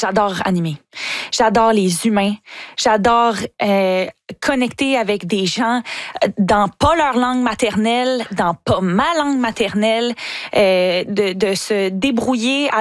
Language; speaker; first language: French; native; French